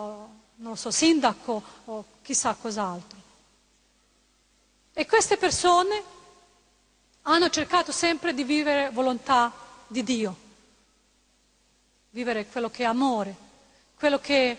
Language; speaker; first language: Italian; non-native, fluent; Croatian